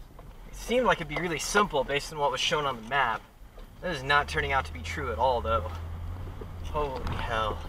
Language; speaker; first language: English; native; English